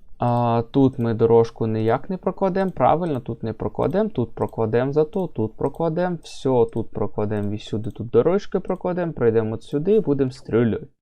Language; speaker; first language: Ukrainian; non-native, local second language; Russian